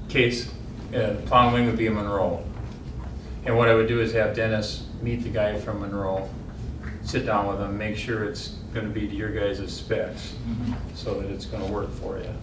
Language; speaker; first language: English; native; English